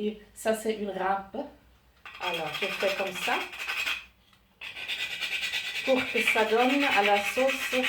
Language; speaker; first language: French; non-native, learner; German